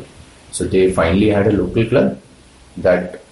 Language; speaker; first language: English; non-native, local second language; Malayalam